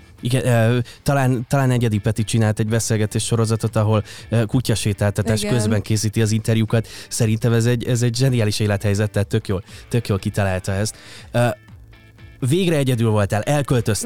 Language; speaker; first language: Hungarian; native; Hungarian